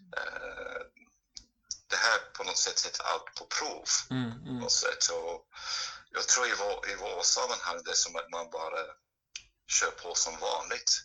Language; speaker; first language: Swedish; non-native, fluent; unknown